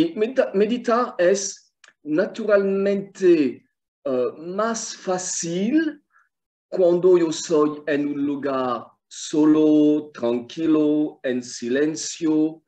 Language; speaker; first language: Spanish; non-native, fluent; French